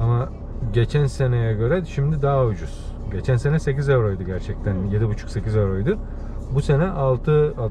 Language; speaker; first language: Turkish; early bilingual, heritage; Turkish